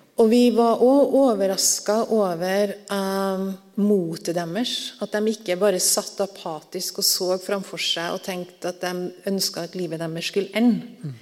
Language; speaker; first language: Norwegian; native; Norwegian